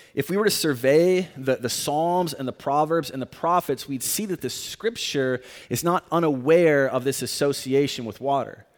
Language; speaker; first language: English; native; English